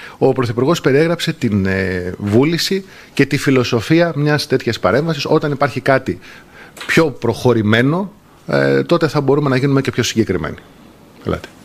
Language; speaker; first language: Greek; native; Greek